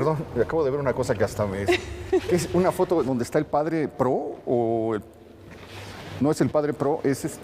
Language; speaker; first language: Spanish; native; Spanish